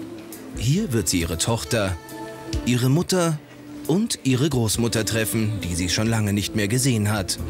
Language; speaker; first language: German; native; German